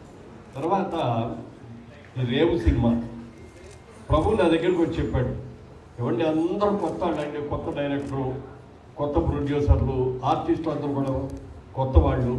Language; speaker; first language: Telugu; native; Telugu